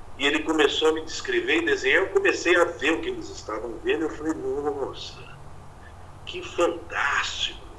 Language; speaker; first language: Portuguese; native; Portuguese